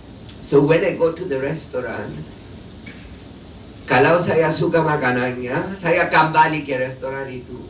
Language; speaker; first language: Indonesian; non-native, learner; Greek